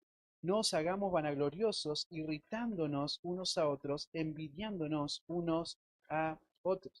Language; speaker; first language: Spanish; native; Spanish